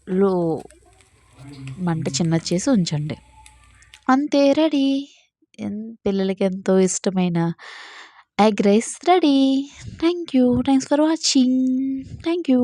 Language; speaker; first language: Telugu; native; Telugu